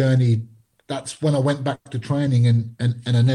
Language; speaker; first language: English; native; English